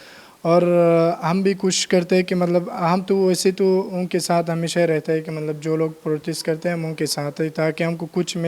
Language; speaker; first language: Hindi; non-native, learner; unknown